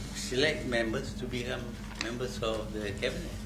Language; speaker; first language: English; non-native, local second language; Malay